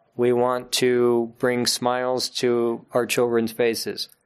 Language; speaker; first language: English; native; English